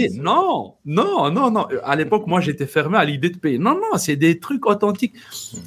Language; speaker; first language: French; non-native, local second language; Berber languages